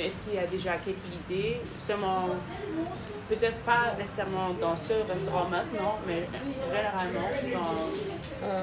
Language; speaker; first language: French; non-native, fluent; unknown